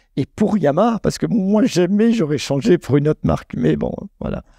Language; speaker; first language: French; native; French